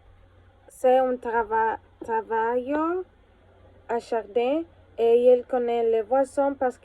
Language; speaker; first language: French; non-native, learner; Spanish